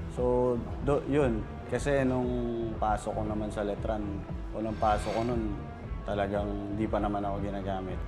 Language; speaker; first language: Filipino; non-native, local second language; Hiligaynon